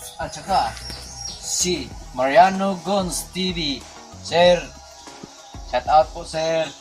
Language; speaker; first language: Filipino; non-native, local second language; Cebuano